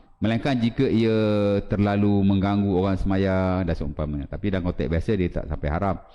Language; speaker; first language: Malay; native; Malay